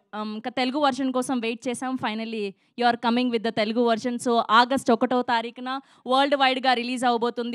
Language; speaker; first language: Telugu; native; Telugu